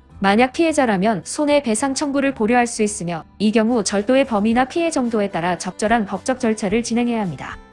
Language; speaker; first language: Korean; native; Korean